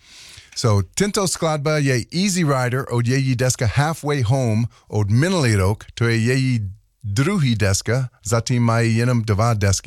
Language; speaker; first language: Czech; non-native, learner; English